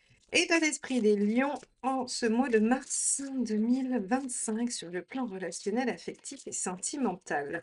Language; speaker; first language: French; native; French